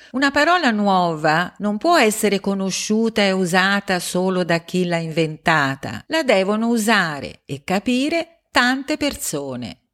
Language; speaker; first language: Italian; native; Italian